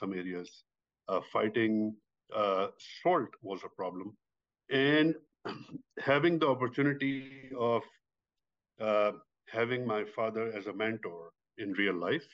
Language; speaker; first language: English; non-native, local second language; Urdu